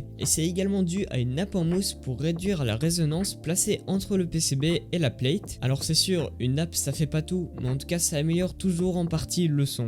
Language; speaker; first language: French; native; French